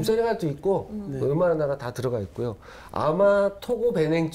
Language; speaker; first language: Korean; native; Korean